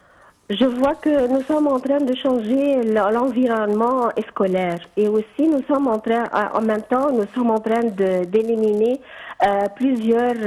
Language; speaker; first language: French; non-native, fluent; Arabic